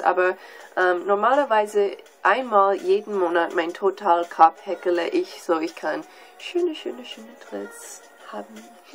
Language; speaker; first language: German; non-native, learner; English